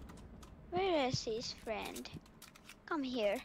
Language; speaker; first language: English; non-native, fluent; Finnish